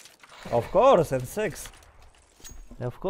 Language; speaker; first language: English; non-native, learner; Polish